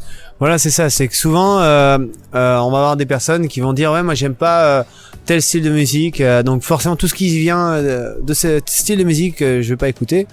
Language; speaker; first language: French; native; French